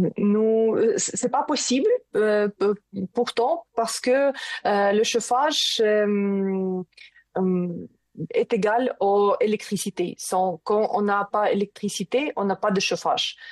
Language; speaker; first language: French; non-native, learner; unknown